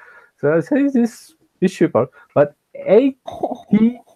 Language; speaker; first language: English; non-native, learner; Spanish